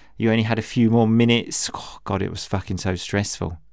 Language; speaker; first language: English; native; English